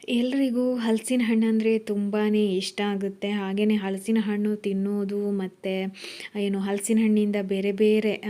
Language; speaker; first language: Kannada; non-native, local second language; Tulu